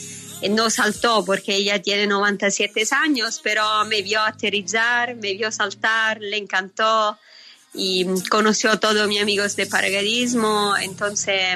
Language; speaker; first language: Spanish; non-native, fluent; Italian